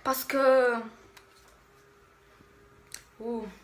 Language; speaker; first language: French; non-native, learner; Italian